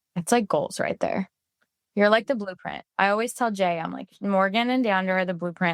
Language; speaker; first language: English; native; English